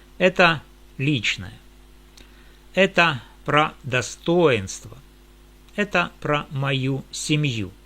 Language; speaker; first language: Russian; native; Russian